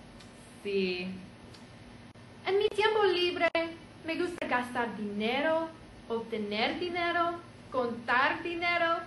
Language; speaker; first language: Spanish; non-native, learner; English